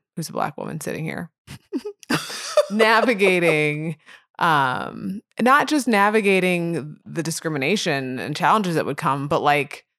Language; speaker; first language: English; native; English